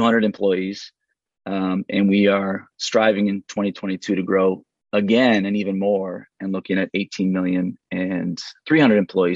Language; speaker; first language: English; native; English